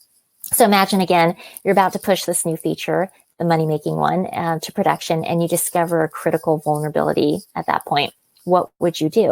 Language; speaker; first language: English; native; English